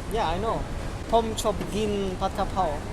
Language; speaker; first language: English; non-native, learner; French